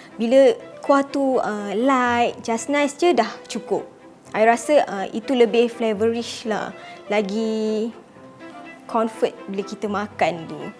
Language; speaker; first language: Malay; native; Malay